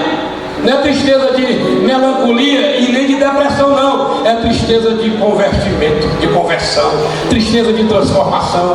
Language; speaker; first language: Portuguese; native; Portuguese